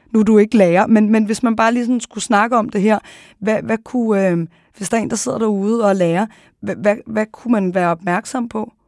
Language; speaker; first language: Danish; early bilingual, other home language; Arabic